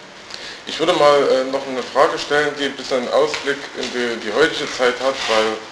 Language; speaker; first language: German; native; German